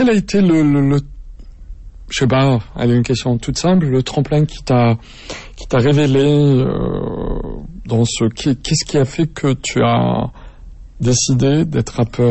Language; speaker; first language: French; native; French